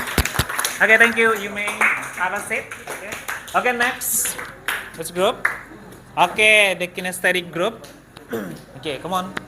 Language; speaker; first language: English; non-native, fluent; Indonesian